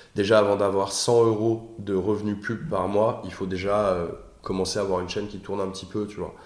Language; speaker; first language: French; native; French